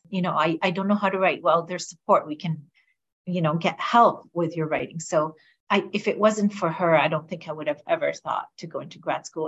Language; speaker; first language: English; non-native, fluent; Arabic